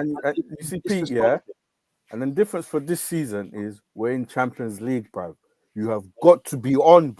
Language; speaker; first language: English; native; English